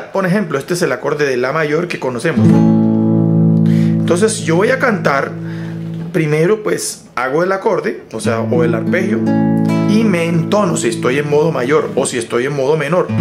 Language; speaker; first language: Spanish; native; Spanish